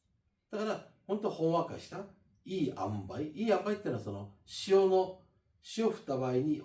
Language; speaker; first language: Japanese; native; Japanese